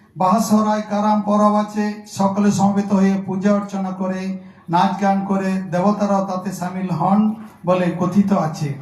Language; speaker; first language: Bangla; non-native, local second language; Santali